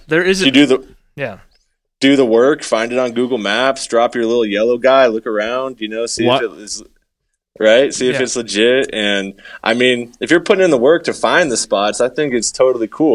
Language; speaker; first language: English; native; English